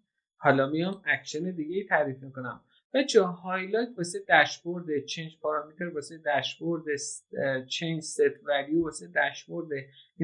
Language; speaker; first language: Persian; native; Persian